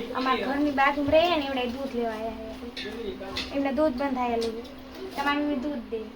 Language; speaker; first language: Gujarati; native; Gujarati